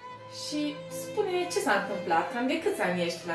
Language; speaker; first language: Romanian; native; Romanian